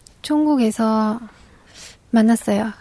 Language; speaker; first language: Korean; non-native, local second language; Chinese